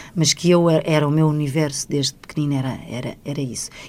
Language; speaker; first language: Portuguese; native; Portuguese